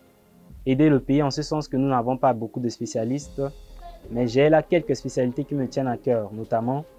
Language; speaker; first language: French; non-native, local second language; Sango